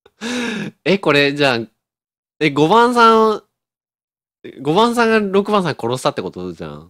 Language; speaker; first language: Japanese; native; Japanese